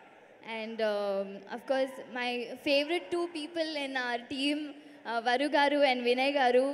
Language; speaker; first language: Telugu; non-native, local second language; Tamil